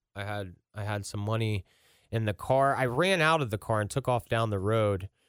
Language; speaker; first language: English; native; English